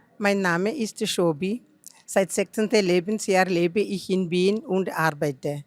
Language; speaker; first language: German; non-native, learner; Malayalam